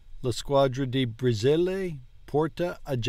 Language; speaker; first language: Italian; non-native, learner; English